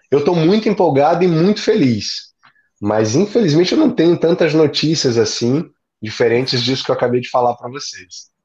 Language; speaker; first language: Portuguese; native; Portuguese